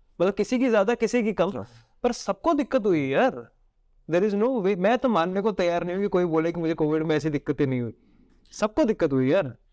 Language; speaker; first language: Hindi; native; Hindi